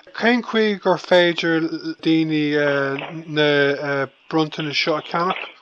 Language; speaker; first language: Irish; non-native, local second language; English